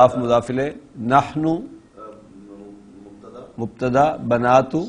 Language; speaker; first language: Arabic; non-native, fluent; Urdu